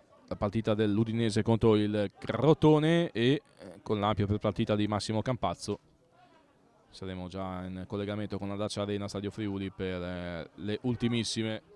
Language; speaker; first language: Italian; native; Italian